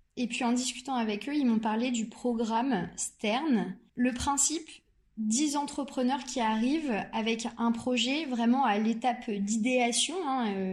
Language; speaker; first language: French; native; French